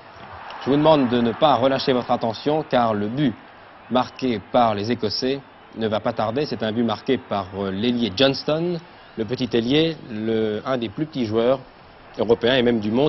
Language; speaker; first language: French; native; French